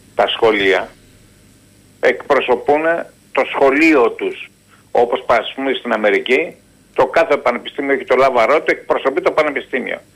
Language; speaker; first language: Greek; native; Greek